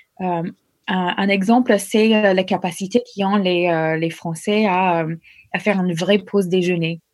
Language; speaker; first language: French; non-native, fluent; English